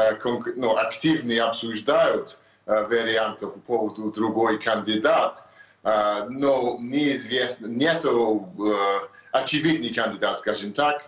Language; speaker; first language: Russian; non-native, fluent; English